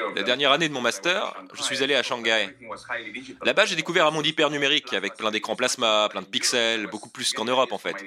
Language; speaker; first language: French; non-native, fluent; Spanish